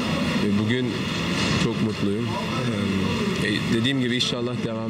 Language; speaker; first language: Turkish; early bilingual, heritage; Turkish